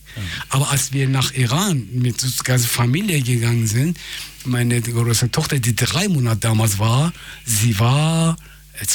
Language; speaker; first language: German; non-native, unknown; Persian